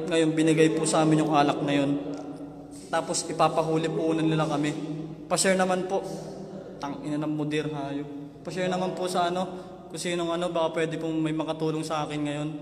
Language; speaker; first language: Filipino; non-native, local second language; Iloko